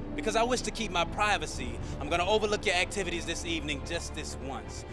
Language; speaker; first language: English; native; English